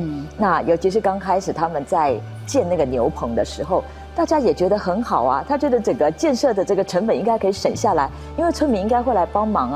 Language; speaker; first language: Chinese; native; Chinese